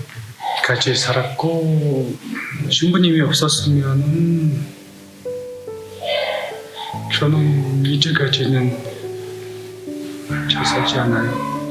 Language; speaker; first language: Korean; non-native, learner; Mongolian